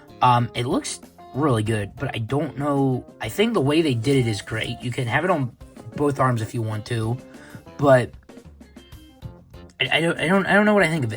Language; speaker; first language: English; native; English